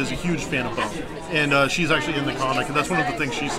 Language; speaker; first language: English; native; English